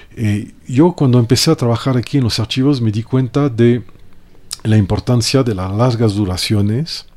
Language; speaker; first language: Spanish; non-native, fluent; French